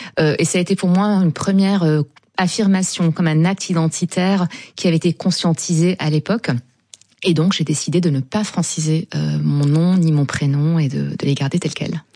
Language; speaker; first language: French; non-native, local second language; Arabic